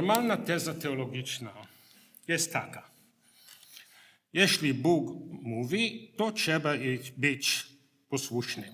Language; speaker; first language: Polish; non-native, learner; English